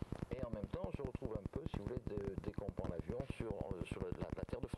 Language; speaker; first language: French; native; French